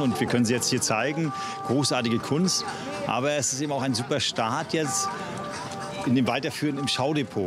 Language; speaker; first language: German; native; German